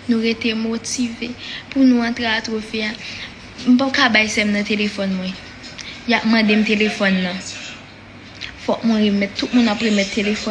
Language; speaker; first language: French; non-native, learner; Haitian Creole